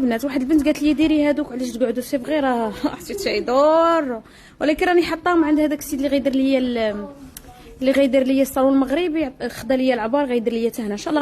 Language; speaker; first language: Arabic; native; Arabic